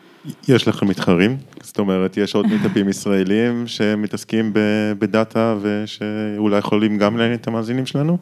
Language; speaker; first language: Hebrew; native; Hebrew